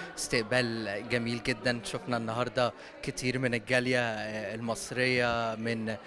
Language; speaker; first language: Arabic; early bilingual, heritage; Arabic